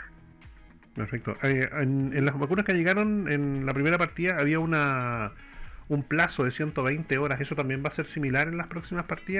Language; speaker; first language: Spanish; native; Spanish